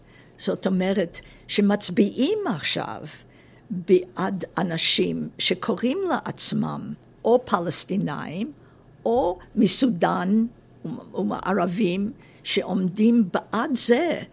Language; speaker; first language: Hebrew; non-native, fluent; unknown